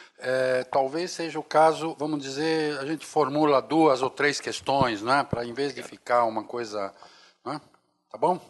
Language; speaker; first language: Portuguese; native; Portuguese